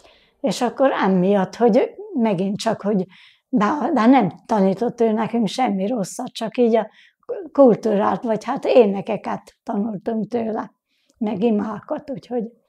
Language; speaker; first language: Hungarian; native; Hungarian